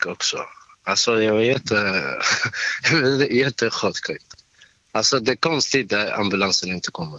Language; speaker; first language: Swedish; non-native, learner; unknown